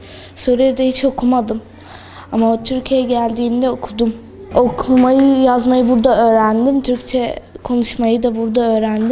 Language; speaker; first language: Turkish; early bilingual, other home language; Arabic